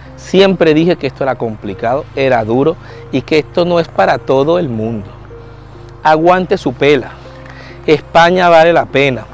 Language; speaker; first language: Spanish; native; Spanish